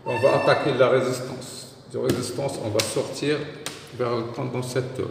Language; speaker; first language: French; non-native, local second language; Arabic